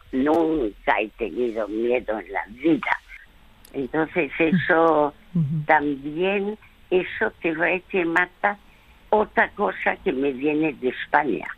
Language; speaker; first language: Spanish; early bilingual, other home language; French